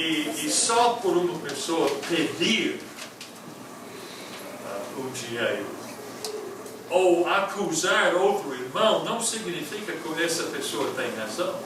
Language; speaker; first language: Portuguese; non-native, fluent; English